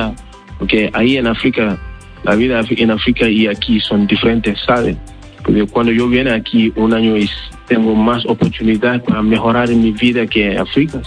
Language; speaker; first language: Spanish; non-native, learner; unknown